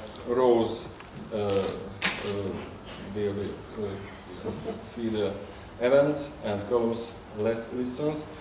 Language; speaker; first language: English; non-native, learner; Hungarian